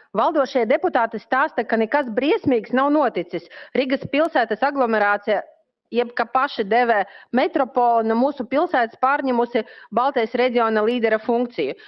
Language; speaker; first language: Latvian; non-native, local second language; Russian